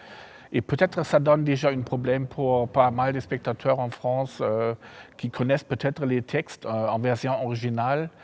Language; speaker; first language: French; non-native, fluent; German